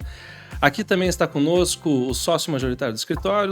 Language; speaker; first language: Portuguese; native; Portuguese